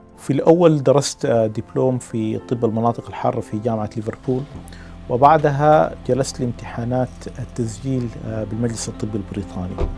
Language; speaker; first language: Arabic; early bilingual, heritage; Arabic